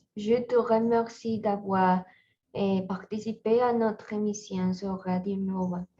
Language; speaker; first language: French; non-native, learner; Spanish